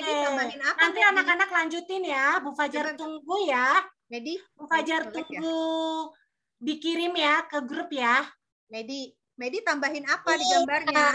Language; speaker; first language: Indonesian; native; Indonesian